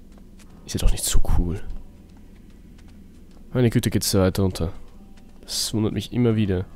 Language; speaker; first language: German; native; German